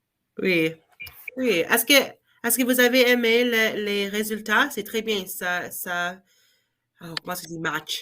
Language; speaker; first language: French; non-native, learner; English